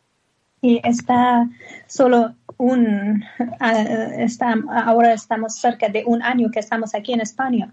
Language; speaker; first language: Spanish; non-native, learner; Persian